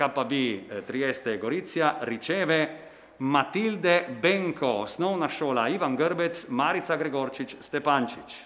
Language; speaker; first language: Slovenian; native; Slovenian